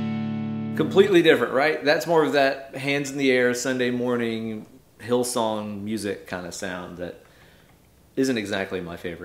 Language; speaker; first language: English; native; English